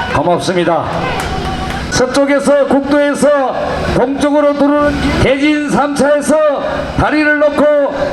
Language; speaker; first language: Korean; native; Korean